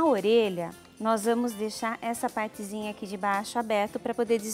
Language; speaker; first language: Portuguese; native; Portuguese